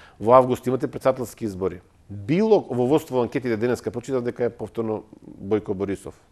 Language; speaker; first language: Macedonian; native; Macedonian